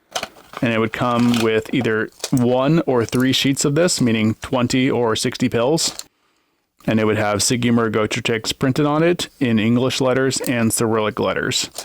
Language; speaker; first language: English; native; English